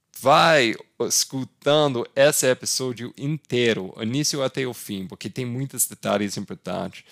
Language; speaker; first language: Portuguese; non-native, fluent; English